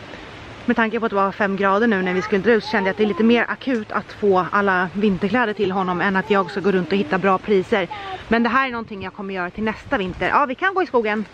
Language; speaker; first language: Swedish; native; Swedish